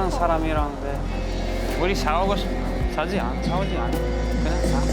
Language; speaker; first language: Korean; non-native, learner; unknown